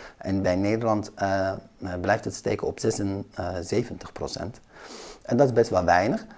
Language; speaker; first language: Dutch; early bilingual, other home language; Kurdish